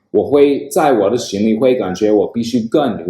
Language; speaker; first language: Chinese; non-native, fluent; English